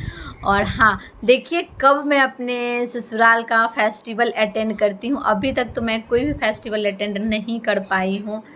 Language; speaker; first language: Hindi; non-native, local second language; Bhojpuri